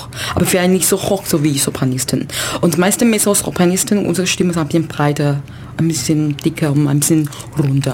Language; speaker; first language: German; non-native, learner; Chinese